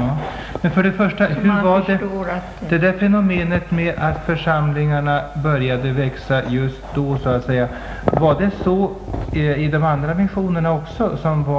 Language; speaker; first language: Swedish; native; Swedish